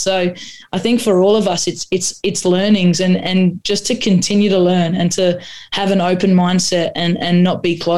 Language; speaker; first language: English; non-native, local second language; Croatian